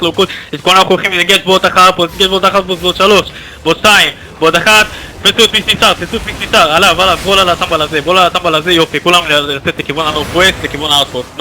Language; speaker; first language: Hebrew; native; Hebrew